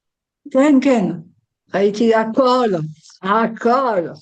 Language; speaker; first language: Hebrew; non-native, learner; French